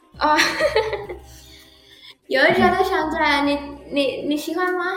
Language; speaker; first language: Chinese; early bilingual, heritage; Indonesian